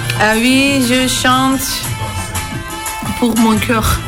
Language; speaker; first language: French; non-native, learner; Persian